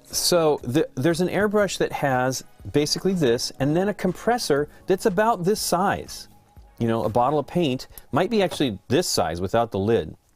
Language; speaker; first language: English; native; English